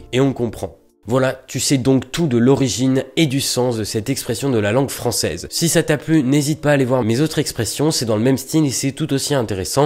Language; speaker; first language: French; native; French